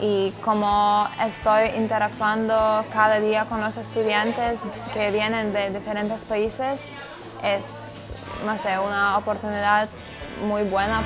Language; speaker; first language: Spanish; non-native, fluent; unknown